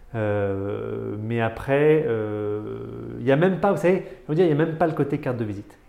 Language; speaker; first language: French; native; French